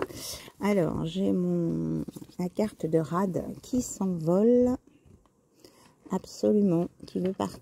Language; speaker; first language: French; native; French